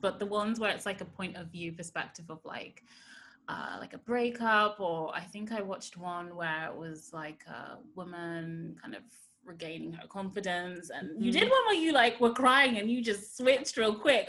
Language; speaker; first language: English; native; English